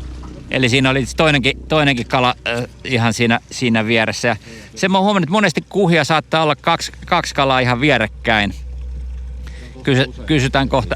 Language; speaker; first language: Finnish; native; Finnish